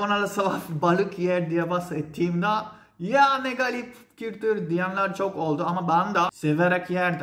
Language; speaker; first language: Turkish; non-native, fluent; Japanese